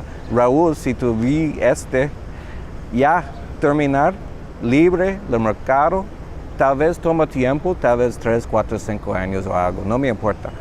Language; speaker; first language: Spanish; non-native, learner; English